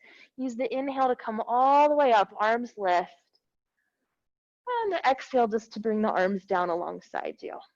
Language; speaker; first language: English; native; English